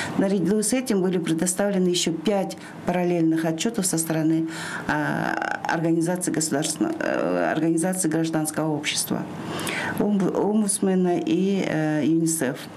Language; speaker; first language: Russian; non-native, local second language; Kyrgyz